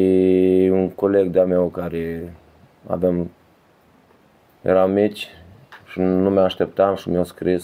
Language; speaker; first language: Romanian; early bilingual, heritage; Romanian